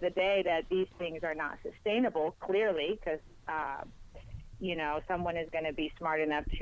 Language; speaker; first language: English; non-native, fluent; Spanish